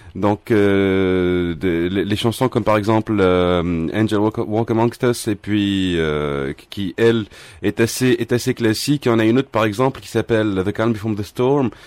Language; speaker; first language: French; non-native, local second language; Arabic